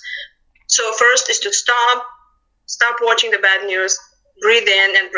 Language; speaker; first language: English; non-native, fluent; Lithuanian